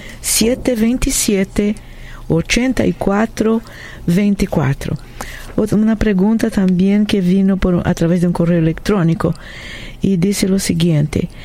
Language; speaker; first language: Spanish; non-native, fluent; Portuguese